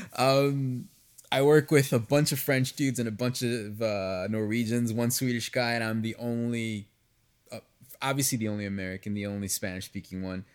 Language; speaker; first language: English; early bilingual, other home language; Spanish